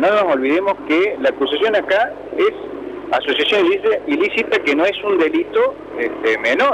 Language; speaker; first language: Spanish; native; Spanish